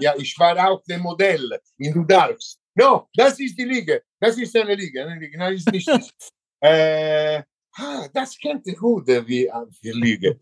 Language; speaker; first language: German; non-native, learner; Italian